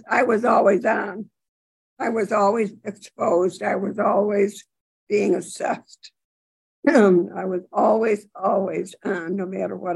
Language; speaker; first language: English; native; English